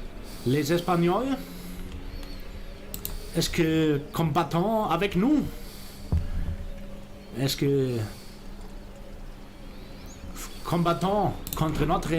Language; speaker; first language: French; non-native, learner; German